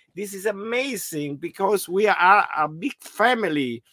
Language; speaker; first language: English; non-native, fluent; German